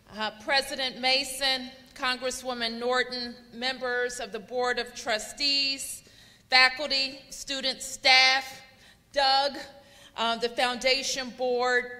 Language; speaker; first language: English; native; English